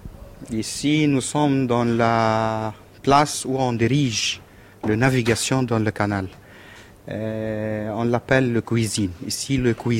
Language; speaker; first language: French; non-native, learner; Arabic